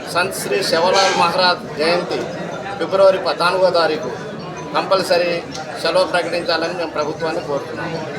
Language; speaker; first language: Telugu; non-native, local second language; Lambadi